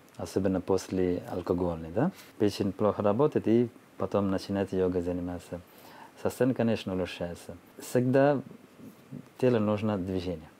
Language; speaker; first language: Russian; non-native, fluent; Telugu